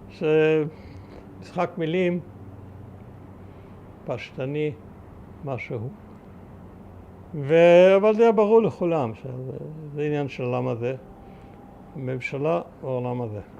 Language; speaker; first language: Hebrew; early bilingual, other home language; German